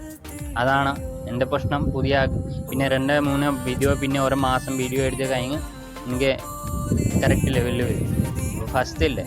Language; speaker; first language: Malayalam; non-native, learner; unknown